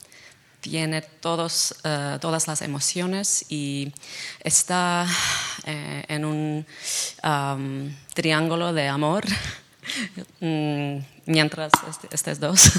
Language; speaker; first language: Spanish; non-native, fluent; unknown